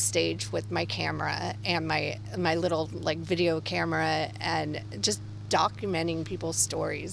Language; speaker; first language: English; native; English